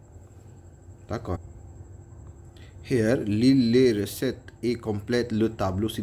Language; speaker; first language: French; non-native, fluent; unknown